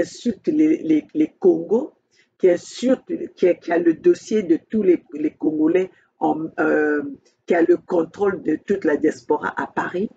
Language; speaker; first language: French; non-native, local second language; Kongo